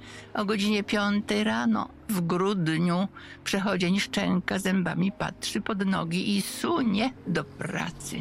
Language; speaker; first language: Polish; native; Polish